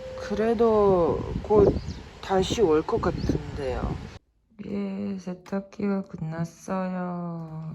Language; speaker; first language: Korean; non-native, fluent; Russian